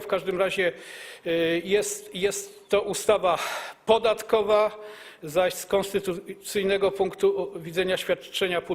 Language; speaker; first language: Polish; native; Polish